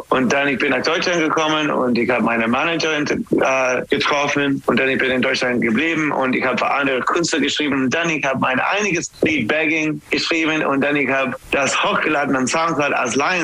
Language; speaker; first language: German; non-native, learner; English